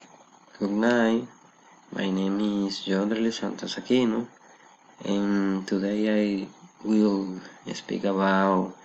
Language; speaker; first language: English; non-native, learner; Spanish